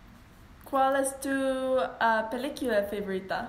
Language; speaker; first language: Spanish; non-native, learner; English